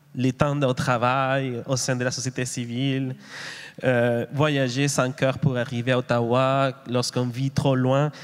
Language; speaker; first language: French; non-native, fluent; Spanish